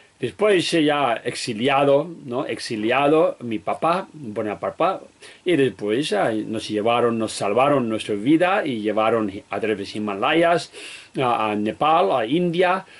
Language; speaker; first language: Spanish; non-native, learner; Tibetan